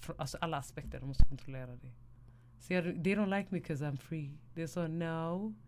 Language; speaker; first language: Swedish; early bilingual, other home language; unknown